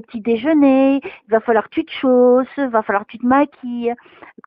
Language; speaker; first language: French; native; French